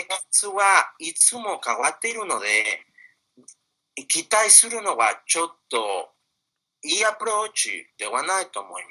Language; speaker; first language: Japanese; non-native, fluent; Spanish